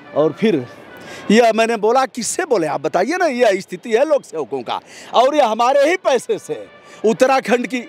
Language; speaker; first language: Hindi; native; Hindi